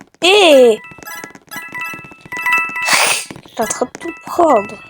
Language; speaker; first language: French; native; French